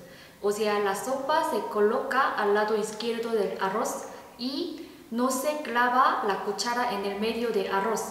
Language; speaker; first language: Spanish; non-native, fluent; Korean